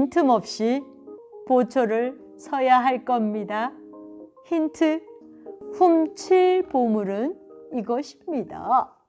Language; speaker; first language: Korean; native; Korean